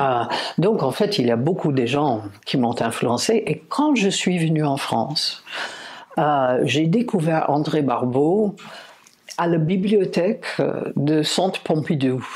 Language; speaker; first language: French; non-native, fluent; English